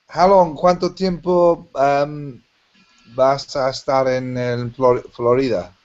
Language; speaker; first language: Spanish; non-native, learner; English